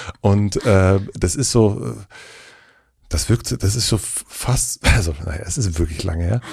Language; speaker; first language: German; native; German